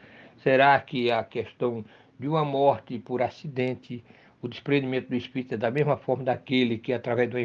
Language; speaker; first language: Portuguese; native; Portuguese